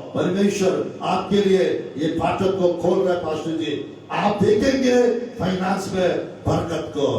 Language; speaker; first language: Hindi; non-native, local second language; Telugu